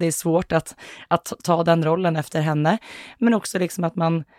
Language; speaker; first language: Swedish; native; Swedish